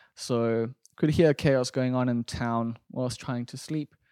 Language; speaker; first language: English; native; English